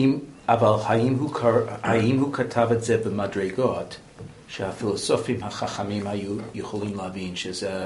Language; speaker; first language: Hebrew; non-native, fluent; English